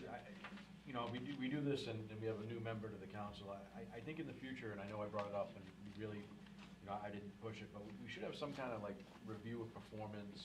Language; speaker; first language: English; native; English